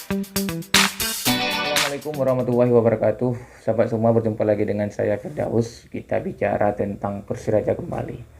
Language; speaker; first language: Indonesian; non-native, local second language; Achinese